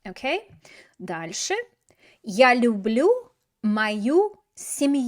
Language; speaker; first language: Russian; non-native, fluent; English